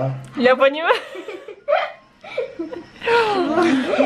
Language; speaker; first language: Russian; non-native, learner; Spanish